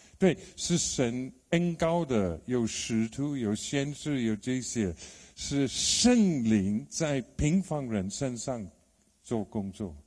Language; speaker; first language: Chinese; non-native, fluent; English